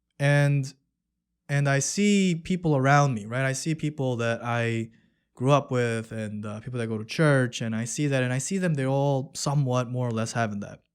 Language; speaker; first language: English; early bilingual, other home language; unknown